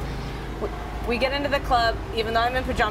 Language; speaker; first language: English; native; English